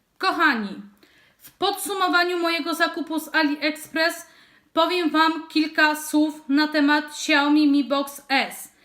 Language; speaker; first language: Polish; native; Polish